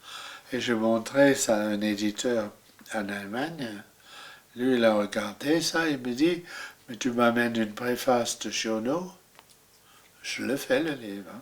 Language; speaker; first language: French; non-native, fluent; German